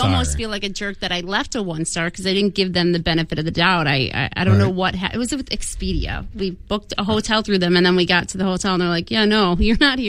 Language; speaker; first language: English; native; English